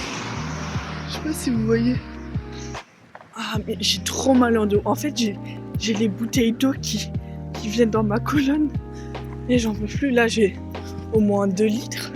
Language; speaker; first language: French; native; French